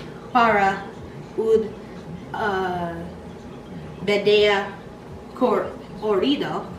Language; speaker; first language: Spanish; non-native, learner; English